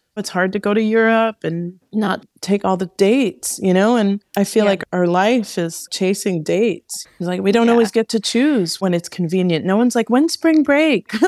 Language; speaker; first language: English; native; English